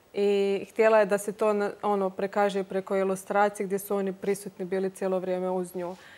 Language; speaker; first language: Croatian; native; Croatian